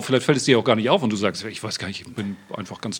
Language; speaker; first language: German; native; German